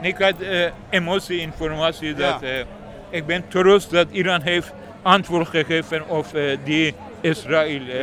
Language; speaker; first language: Dutch; non-native, learner; Persian